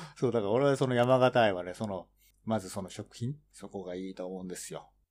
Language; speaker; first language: Japanese; native; Japanese